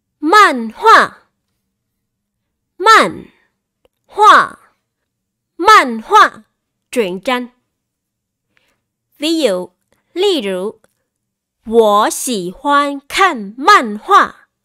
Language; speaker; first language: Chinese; non-native, fluent; Vietnamese